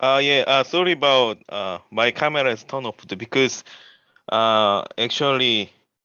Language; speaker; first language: English; non-native, learner; Korean